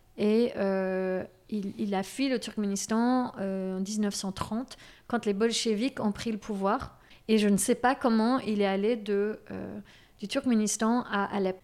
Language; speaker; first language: French; native; French